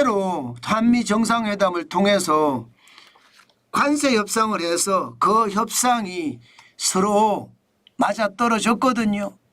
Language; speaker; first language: Korean; native; Korean